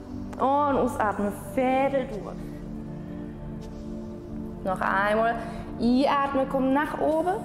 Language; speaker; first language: German; non-native, fluent; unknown